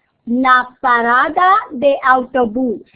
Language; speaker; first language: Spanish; non-native, fluent; English